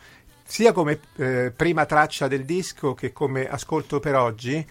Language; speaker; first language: Italian; native; Italian